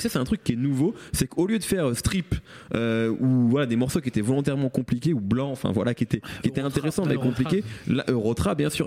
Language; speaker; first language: French; native; French